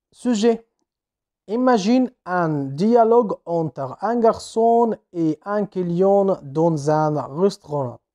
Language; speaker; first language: French; non-native, fluent; Arabic